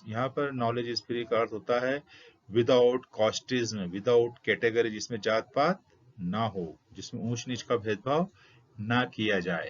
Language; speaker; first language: Hindi; native; Hindi